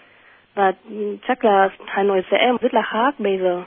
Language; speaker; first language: Vietnamese; non-native, fluent; German